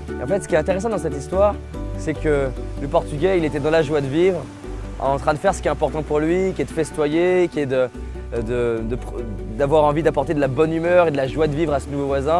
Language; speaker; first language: French; native; French